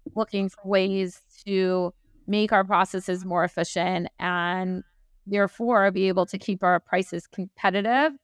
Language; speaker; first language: English; native; English